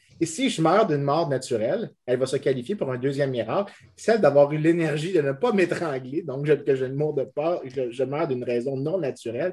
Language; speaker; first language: French; native; French